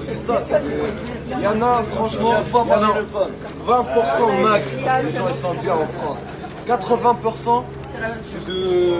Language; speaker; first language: French; non-native, learner; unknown